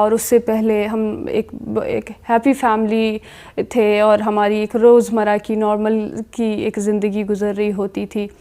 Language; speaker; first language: Urdu; non-native, local second language; Baluchi